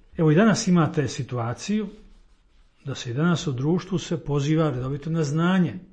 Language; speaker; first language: Croatian; native; Croatian